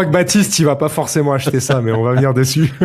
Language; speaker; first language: French; native; French